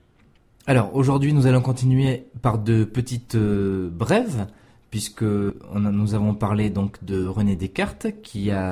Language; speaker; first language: French; native; French